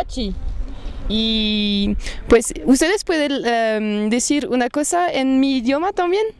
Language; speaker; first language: Spanish; non-native, fluent; French